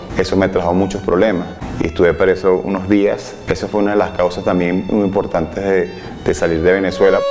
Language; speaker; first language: Spanish; native; Spanish